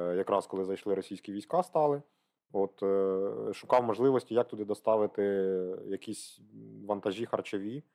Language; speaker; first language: Ukrainian; native; Ukrainian